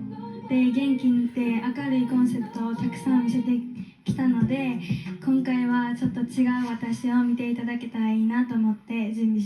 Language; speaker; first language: Japanese; native; Japanese